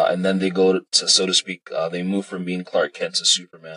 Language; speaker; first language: English; native; English